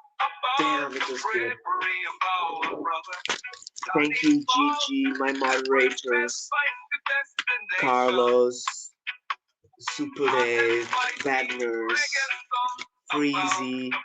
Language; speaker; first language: English; non-native, fluent; Portuguese